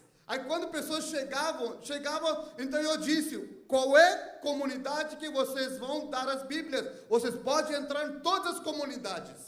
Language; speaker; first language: Portuguese; non-native, fluent; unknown